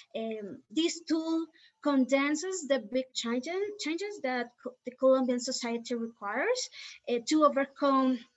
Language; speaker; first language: English; non-native, fluent; Spanish